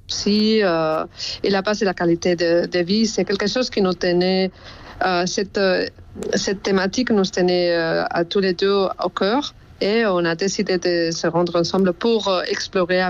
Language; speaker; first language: French; non-native, fluent; Spanish